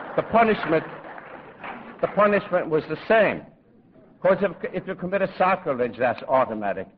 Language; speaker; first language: English; native; English